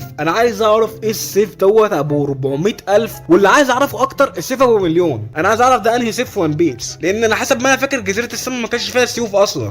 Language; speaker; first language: Arabic; native; Arabic